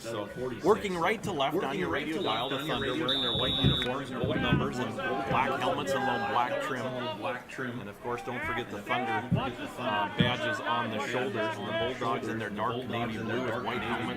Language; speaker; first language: English; native; English